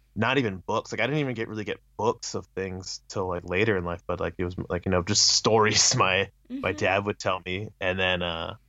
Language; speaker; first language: English; early bilingual, other home language; Thai